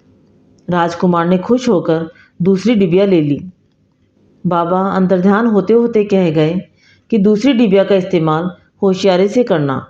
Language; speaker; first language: Hindi; native; Hindi